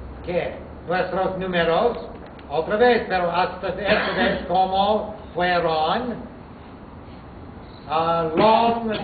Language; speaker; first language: Spanish; non-native, fluent; English